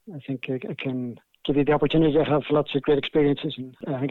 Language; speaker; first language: English; native; English